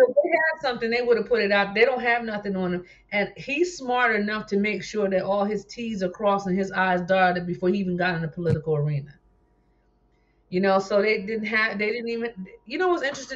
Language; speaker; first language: English; native; English